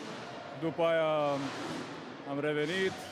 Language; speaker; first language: Romanian; non-native, fluent; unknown